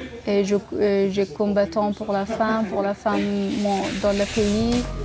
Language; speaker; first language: French; non-native, learner; Persian